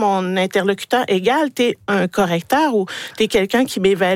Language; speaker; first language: French; native; French